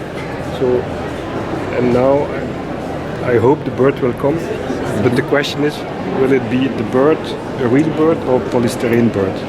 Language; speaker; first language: English; non-native, learner; French